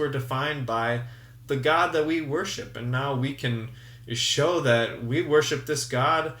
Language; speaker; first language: English; native; English